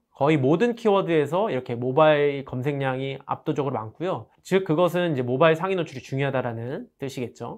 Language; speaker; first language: Korean; native; Korean